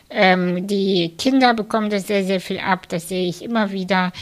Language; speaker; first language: German; non-native, fluent; Russian